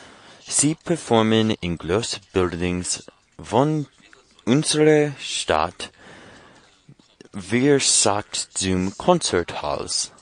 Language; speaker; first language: German; non-native, learner; English